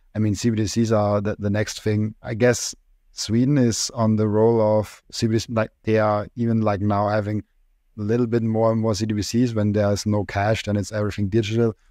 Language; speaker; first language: English; non-native, fluent; German